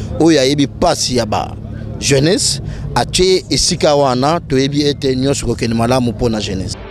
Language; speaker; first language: Lingala; non-native, local second language; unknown